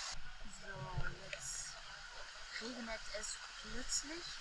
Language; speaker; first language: German; non-native, learner; Japanese